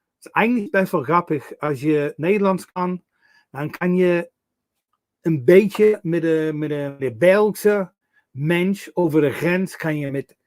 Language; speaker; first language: Dutch; non-native, learner; English